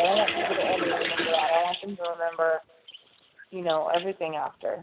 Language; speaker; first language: English; native; English